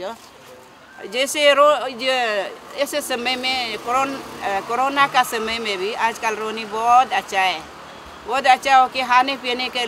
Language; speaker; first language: Hindi; non-native, local second language; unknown